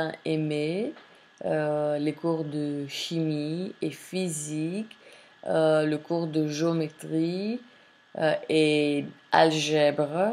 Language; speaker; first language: French; non-native, fluent; English